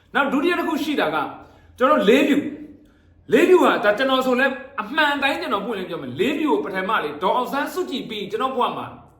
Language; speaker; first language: Burmese; native; Burmese